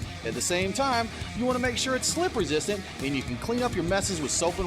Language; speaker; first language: English; native; English